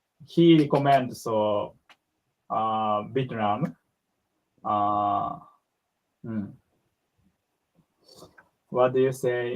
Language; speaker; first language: English; non-native, learner; Japanese